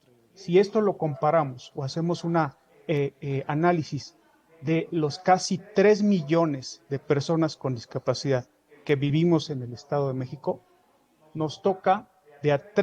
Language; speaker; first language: Spanish; native; Spanish